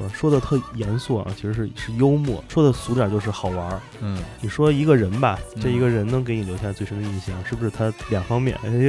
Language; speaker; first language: Chinese; native; Chinese